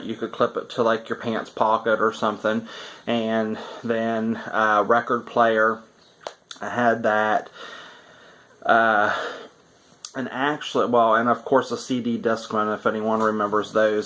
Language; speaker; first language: English; native; English